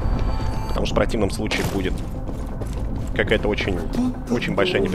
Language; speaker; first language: Russian; native; Russian